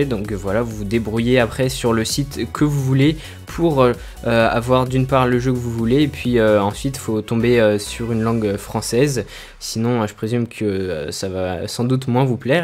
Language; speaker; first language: French; native; French